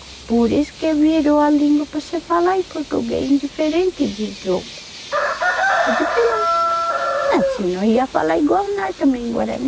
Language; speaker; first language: Portuguese; non-native, local second language; Guarani